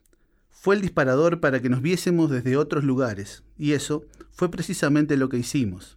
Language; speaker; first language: Spanish; native; Spanish